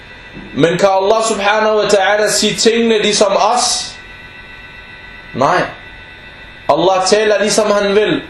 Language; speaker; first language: Danish; non-native, fluent; Arabic